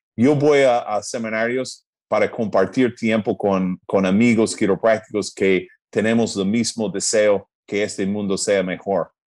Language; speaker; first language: Spanish; non-native, fluent; English